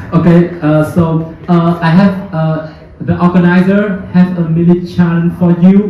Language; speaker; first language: English; non-native, fluent; Vietnamese